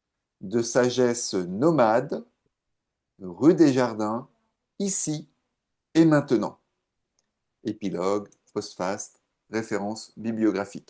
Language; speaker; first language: French; native; French